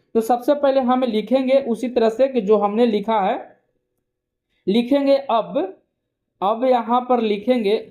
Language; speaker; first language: Hindi; native; Hindi